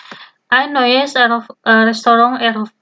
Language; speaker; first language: German; non-native, fluent; Indonesian